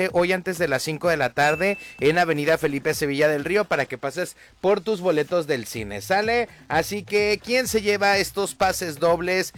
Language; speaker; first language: Spanish; native; Spanish